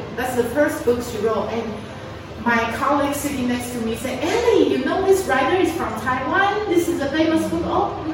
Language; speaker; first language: English; non-native, fluent; Chinese